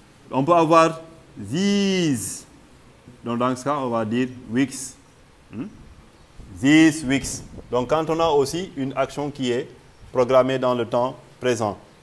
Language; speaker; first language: French; non-native, local second language; Wolof